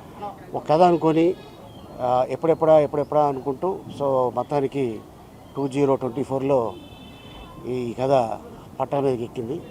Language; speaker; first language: Telugu; native; Telugu